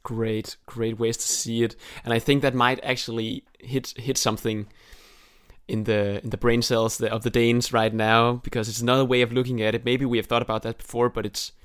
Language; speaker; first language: English; non-native, fluent; Danish